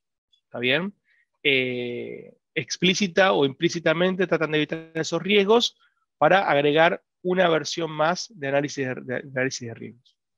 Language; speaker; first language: Spanish; native; Spanish